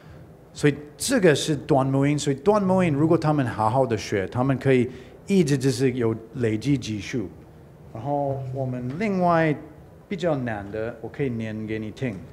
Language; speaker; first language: Chinese; non-native, learner; English